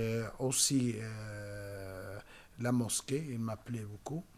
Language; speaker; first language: French; non-native, learner; Spanish